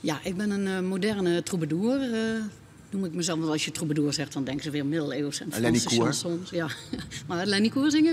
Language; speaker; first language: Dutch; native; Dutch